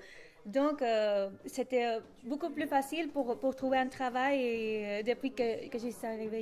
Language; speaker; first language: French; non-native, fluent; Spanish